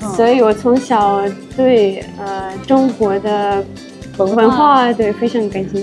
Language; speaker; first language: Chinese; non-native, fluent; Russian